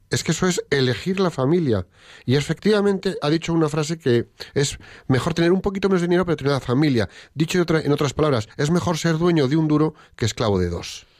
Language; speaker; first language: Spanish; native; Spanish